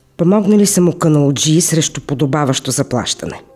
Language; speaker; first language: Bulgarian; native; Bulgarian